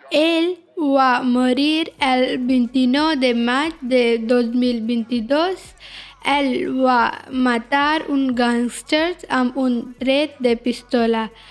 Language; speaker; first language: Catalan; non-native, learner; Punjabi